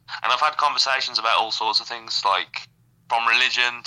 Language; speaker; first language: English; native; English